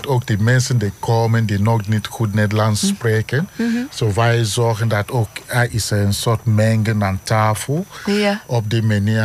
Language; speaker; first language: Dutch; non-native, fluent; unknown